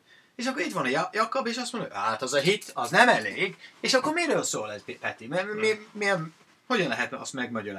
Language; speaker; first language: Hungarian; non-native, fluent; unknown